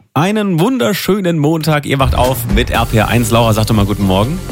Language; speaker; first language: German; native; German